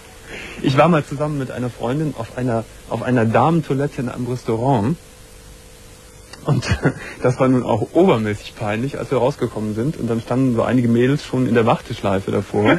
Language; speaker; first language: German; native; German